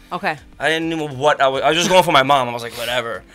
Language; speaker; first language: English; native; English